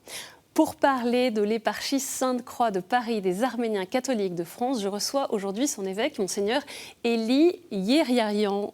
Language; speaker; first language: French; native; French